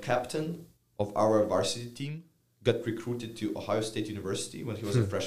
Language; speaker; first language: English; non-native, fluent; Ukrainian